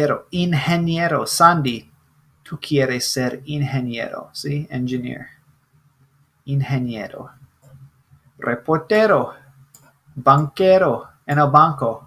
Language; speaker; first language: Spanish; non-native, fluent; English